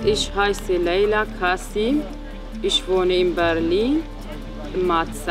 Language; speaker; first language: German; non-native, learner; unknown